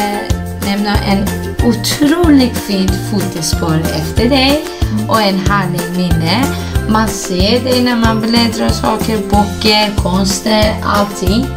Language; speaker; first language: Swedish; non-native, fluent; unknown